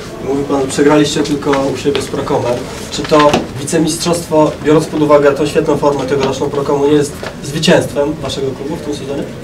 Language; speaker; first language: Polish; native; Polish